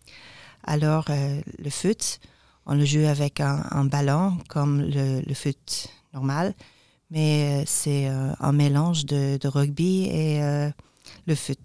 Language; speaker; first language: French; non-native, learner; English